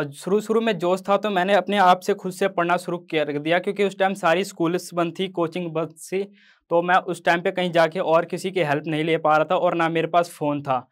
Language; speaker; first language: Hindi; native; Hindi